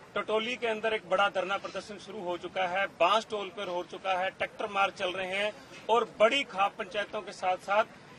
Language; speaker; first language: Hindi; native; Hindi